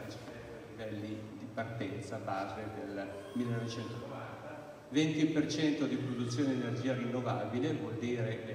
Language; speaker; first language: Italian; native; Italian